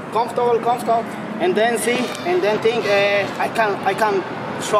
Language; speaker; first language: English; non-native, learner; Spanish